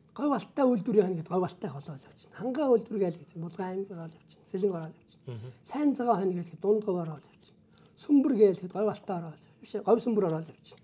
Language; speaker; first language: Mongolian; native; Mongolian